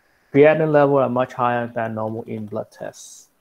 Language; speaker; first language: English; non-native, fluent; Vietnamese